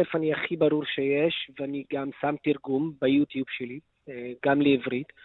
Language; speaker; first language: Hebrew; non-native, local second language; Arabic